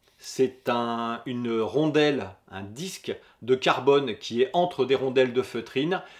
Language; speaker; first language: French; native; French